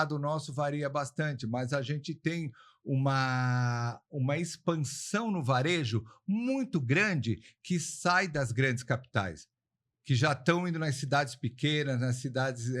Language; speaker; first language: Portuguese; native; Portuguese